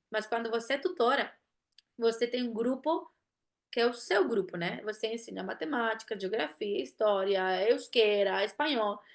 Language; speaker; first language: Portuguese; non-native, fluent; Italian